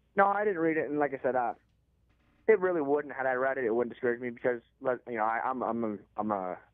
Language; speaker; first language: English; native; English